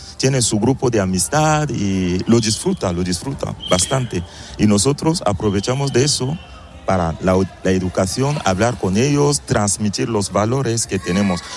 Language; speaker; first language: Spanish; non-native, fluent; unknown